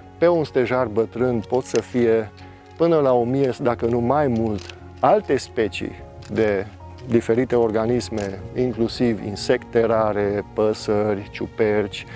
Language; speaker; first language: Romanian; non-native, local second language; Hungarian